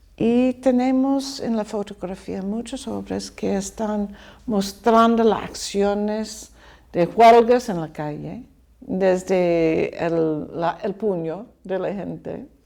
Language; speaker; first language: Spanish; non-native, learner; English